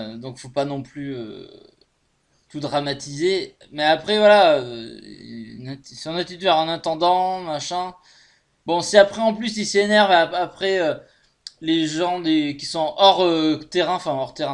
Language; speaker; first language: French; native; French